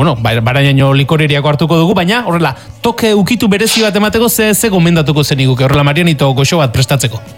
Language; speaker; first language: Basque; native; Basque